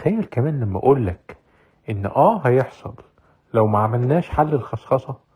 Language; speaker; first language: Arabic; native; Arabic